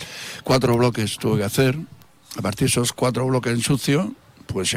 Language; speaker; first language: Spanish; native; Spanish